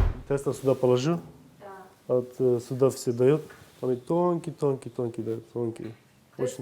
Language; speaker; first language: Russian; non-native, learner; Turkish